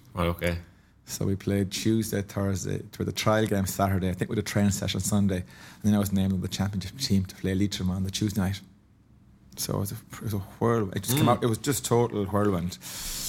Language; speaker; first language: English; native; English